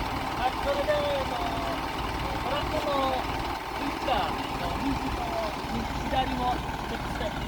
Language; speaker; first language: Japanese; non-native, learner; Indonesian